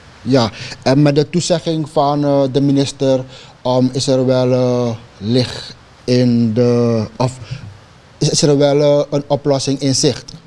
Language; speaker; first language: Dutch; non-native, local second language; Sranan Tongo